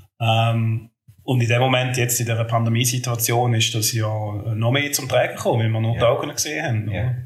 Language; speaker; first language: German; native; German